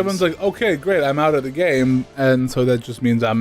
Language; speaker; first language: English; native; English